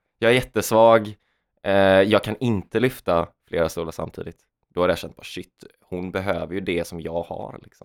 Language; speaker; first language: Swedish; native; Swedish